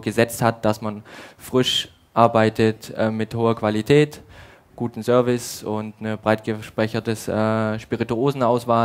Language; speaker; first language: German; native; German